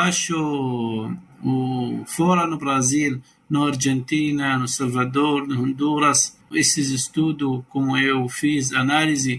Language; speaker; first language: Portuguese; non-native, learner; Arabic